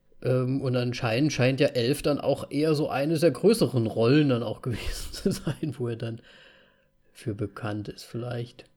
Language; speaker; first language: German; native; German